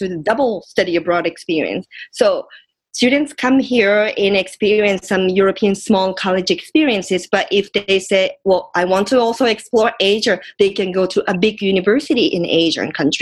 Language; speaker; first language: English; non-native, fluent; Japanese